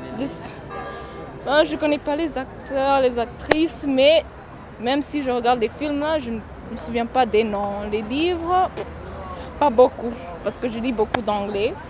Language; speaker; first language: French; non-native, fluent; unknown